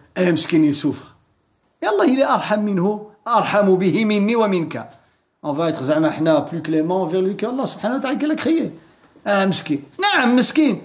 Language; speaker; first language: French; non-native, local second language; Arabic